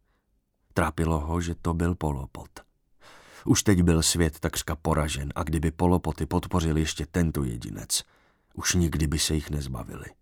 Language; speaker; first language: Czech; native; Czech